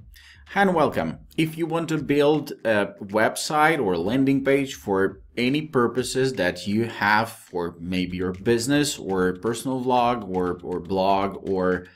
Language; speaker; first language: English; non-native, fluent; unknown